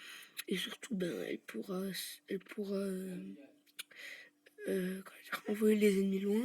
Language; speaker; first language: French; native; French